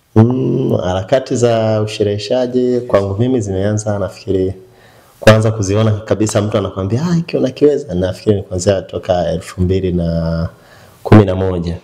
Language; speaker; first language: Swahili; native; Swahili